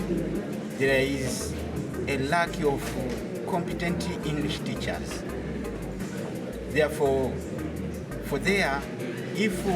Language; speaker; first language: English; non-native, learner; Swahili